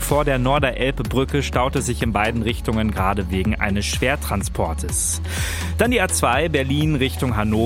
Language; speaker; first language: German; native; German